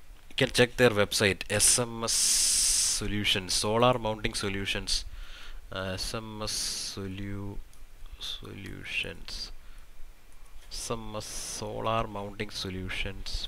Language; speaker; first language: English; non-native, local second language; Malayalam